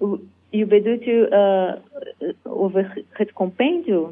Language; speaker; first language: Dutch; non-native, learner; Portuguese